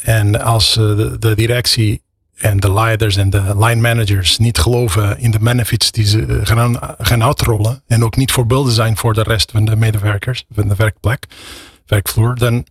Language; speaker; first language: Dutch; non-native, fluent; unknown